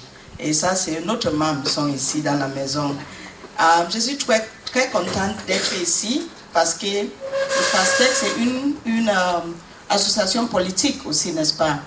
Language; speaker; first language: French; non-native, learner; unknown